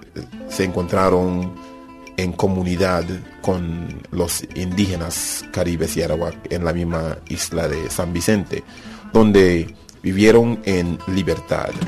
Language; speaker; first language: Spanish; non-native, fluent; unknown